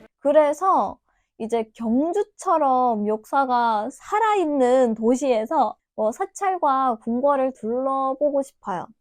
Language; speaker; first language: Korean; non-native, fluent; Turkish